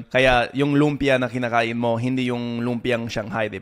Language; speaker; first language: Filipino; non-native, fluent; English